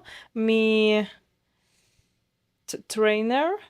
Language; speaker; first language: Spanish; non-native, learner; Russian